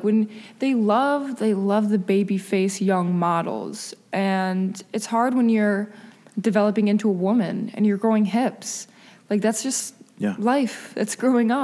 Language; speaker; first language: English; early bilingual, other home language; Spanish